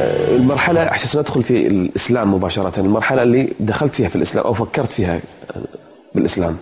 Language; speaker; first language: Arabic; native; Arabic